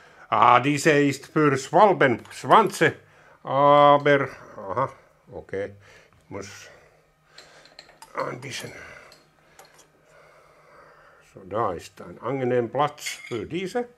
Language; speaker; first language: German; non-native, learner; Finnish